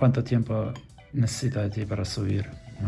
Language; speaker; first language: Spanish; non-native, learner; Russian